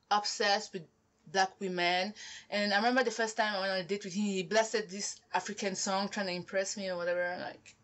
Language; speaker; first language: English; non-native, local second language; French